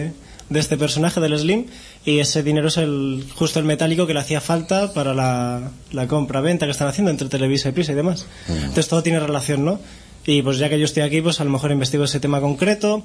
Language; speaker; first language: Spanish; native; Spanish